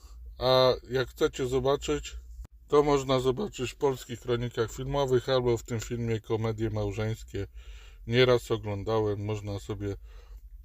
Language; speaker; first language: Polish; native; Polish